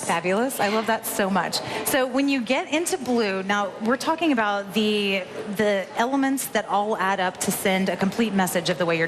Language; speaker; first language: English; native; English